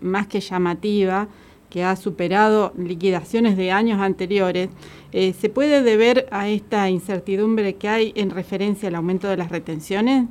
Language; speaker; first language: Spanish; native; Spanish